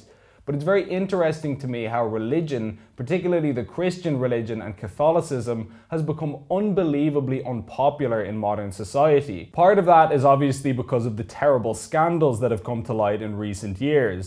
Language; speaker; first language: English; native; English